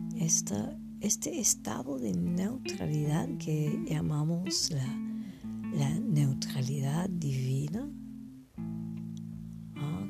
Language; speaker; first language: Spanish; non-native, fluent; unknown